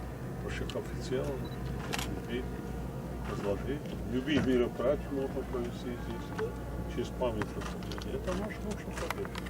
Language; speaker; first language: Russian; non-native, local second language; Tajik